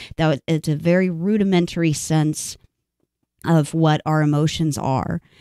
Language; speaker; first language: English; native; English